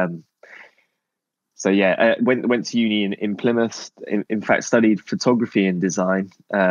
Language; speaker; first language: English; native; English